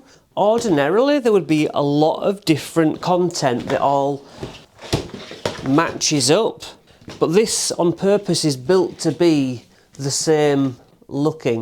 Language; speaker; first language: English; native; English